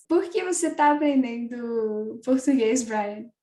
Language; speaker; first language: Portuguese; non-native, fluent; French